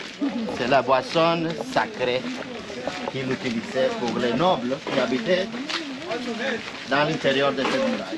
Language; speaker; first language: French; non-native, fluent; Spanish